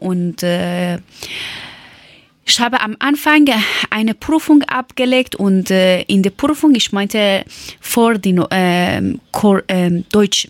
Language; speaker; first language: German; non-native, learner; Persian